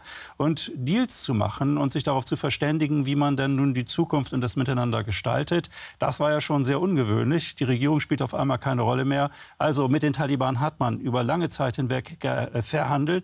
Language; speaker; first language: German; native; German